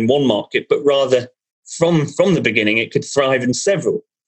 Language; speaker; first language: English; native; English